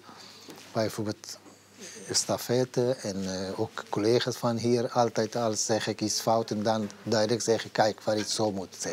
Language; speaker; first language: Dutch; non-native, learner; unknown